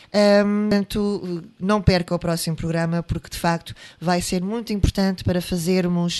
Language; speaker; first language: Portuguese; native; Portuguese